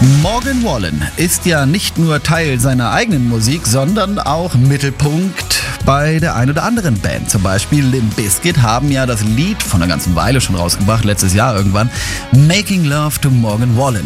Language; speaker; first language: German; native; German